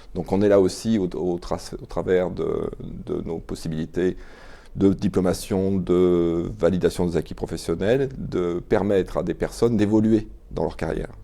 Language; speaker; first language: French; native; French